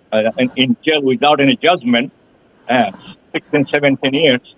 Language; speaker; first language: English; non-native, local second language; Bangla